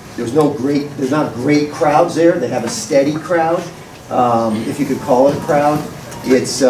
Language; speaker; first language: English; native; English